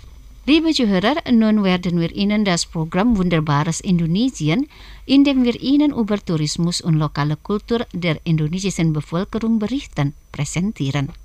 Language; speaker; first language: German; non-native, fluent; Indonesian